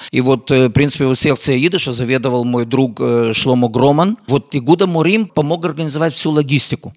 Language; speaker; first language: Russian; native; Russian